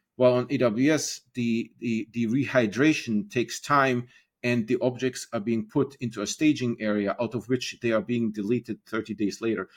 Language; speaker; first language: English; non-native, fluent; German